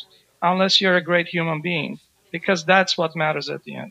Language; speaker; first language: English; non-native, fluent; Persian